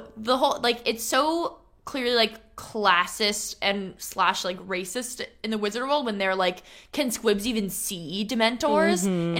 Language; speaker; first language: English; native; English